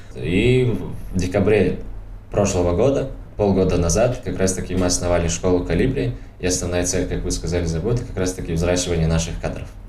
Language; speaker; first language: Russian; non-native, local second language; Tajik